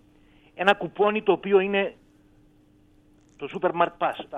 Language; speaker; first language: Greek; native; Greek